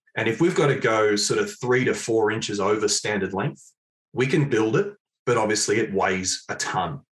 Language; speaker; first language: English; native; English